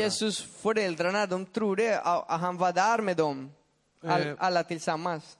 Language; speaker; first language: Swedish; non-native, fluent; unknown